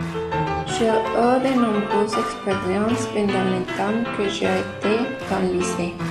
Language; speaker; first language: French; non-native, learner; Spanish